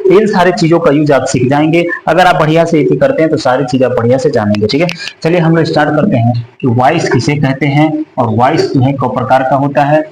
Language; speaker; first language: Hindi; native; Hindi